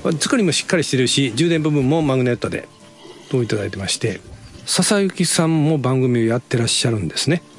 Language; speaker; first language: Japanese; native; Japanese